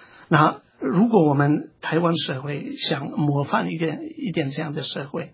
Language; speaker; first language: Chinese; non-native, fluent; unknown